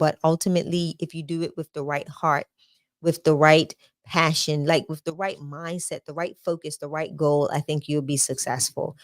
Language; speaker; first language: English; native; English